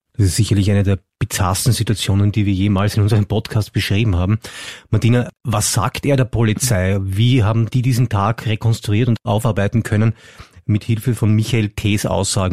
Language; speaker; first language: German; native; German